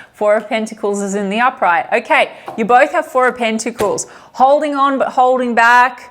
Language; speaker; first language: English; native; English